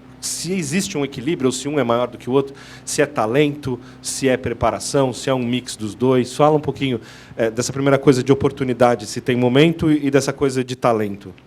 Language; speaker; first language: Portuguese; native; Portuguese